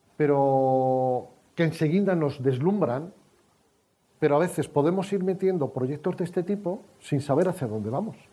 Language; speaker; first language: Spanish; native; Spanish